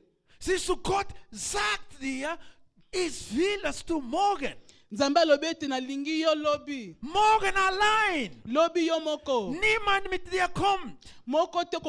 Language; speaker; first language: German; non-native, learner; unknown